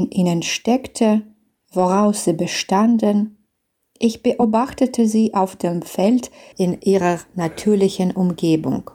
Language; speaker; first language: German; non-native, fluent; Belarusian